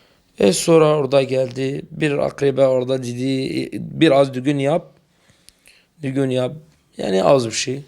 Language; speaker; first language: Turkish; non-native, learner; Arabic